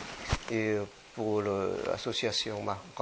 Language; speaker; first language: French; non-native, learner; Korean